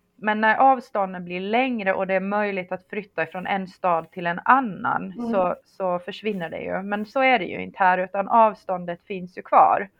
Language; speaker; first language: Swedish; native; Swedish